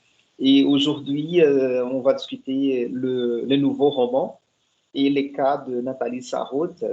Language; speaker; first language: French; non-native, fluent; Portuguese